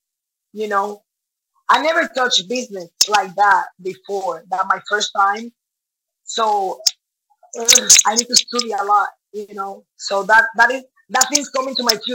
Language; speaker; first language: English; non-native, learner; Spanish